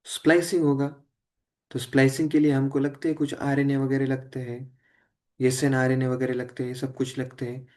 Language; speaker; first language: Hindi; non-native, local second language; Marathi